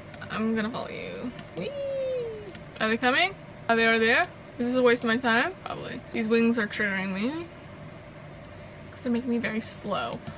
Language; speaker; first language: English; native; English